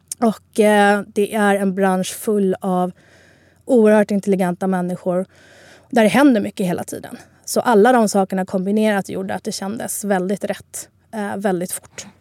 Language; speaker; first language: Swedish; early bilingual, other home language; Spanish